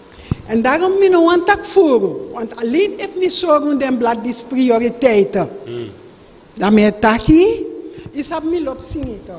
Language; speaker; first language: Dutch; non-native, local second language; Sranan Tongo